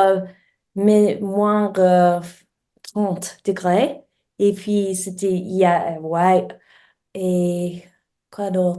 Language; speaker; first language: French; non-native, learner; English